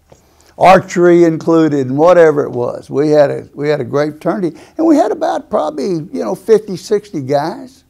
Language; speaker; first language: English; native; English